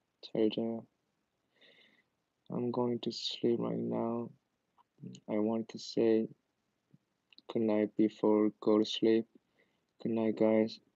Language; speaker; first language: English; non-native, learner; Korean